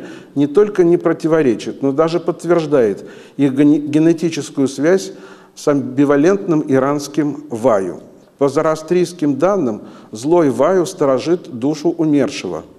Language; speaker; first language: Russian; native; Russian